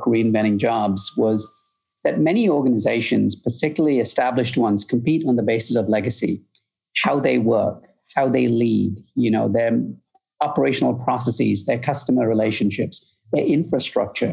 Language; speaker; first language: English; native; English